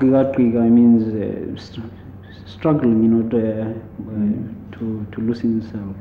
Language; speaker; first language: English; non-native, local second language; Zulu